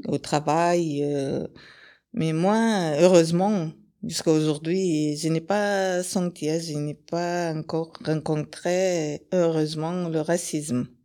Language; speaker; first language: French; non-native, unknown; Kyrgyz